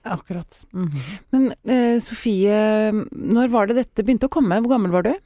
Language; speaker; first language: Norwegian; native; Norwegian